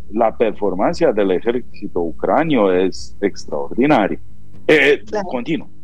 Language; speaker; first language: Spanish; non-native, fluent; Romanian